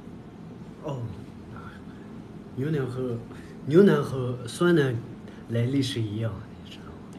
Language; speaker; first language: Chinese; non-native, local second language; Tibetan